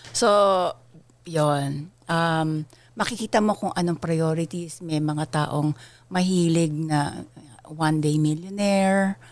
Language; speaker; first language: Filipino; native; Filipino